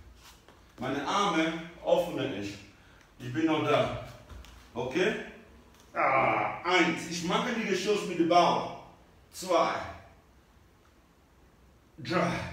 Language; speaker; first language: German; non-native, learner; English